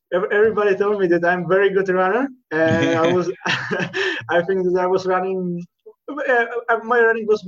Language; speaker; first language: English; non-native, learner; Czech